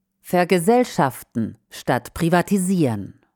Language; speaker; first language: German; native; German